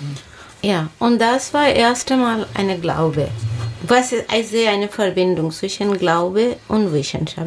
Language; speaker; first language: German; non-native, learner; Bangla